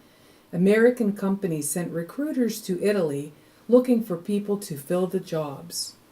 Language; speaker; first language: English; native; English